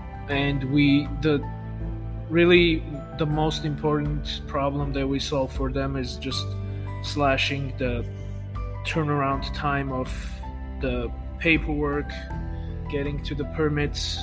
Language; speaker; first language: English; non-native, fluent; Armenian